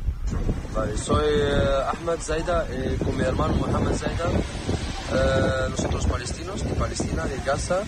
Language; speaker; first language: Spanish; non-native, learner; Arabic